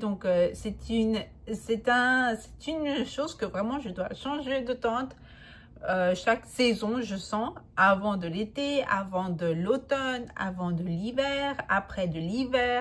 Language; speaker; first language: French; non-native, fluent; Spanish